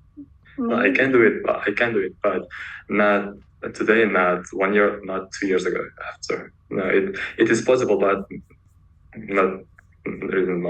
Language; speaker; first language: English; non-native, learner; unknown